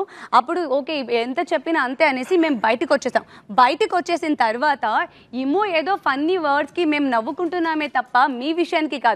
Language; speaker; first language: Telugu; native; Telugu